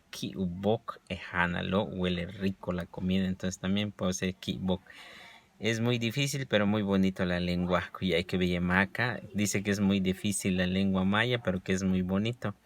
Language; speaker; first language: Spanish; non-native, local second language; Yucateco